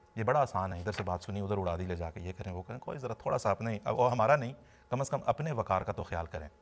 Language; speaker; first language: Urdu; native; Urdu